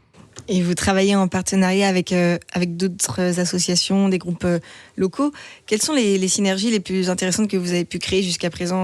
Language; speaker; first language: French; native; French